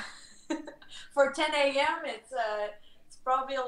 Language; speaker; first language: English; non-native, fluent; French